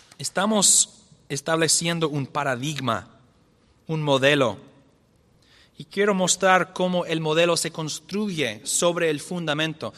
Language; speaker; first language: Spanish; non-native, fluent; English